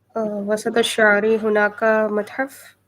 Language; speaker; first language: Arabic; non-native, learner; Hindi